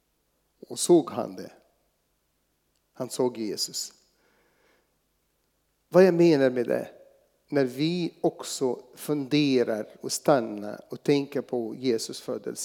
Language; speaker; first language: Swedish; non-native, fluent; Arabic